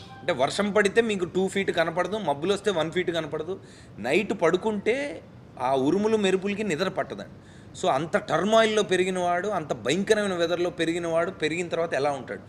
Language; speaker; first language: Telugu; native; Telugu